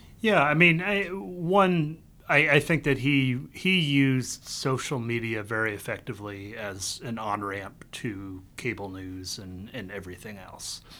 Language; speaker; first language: English; early bilingual, other home language; Vietnamese